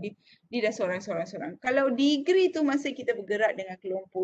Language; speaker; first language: Malay; non-native, local second language; Tamil